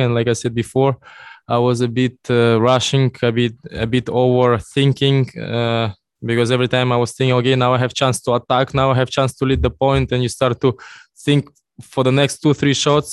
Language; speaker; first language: English; non-native, fluent; Russian